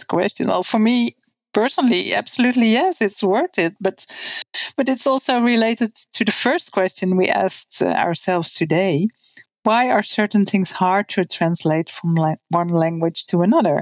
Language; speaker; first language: English; non-native, fluent; Dutch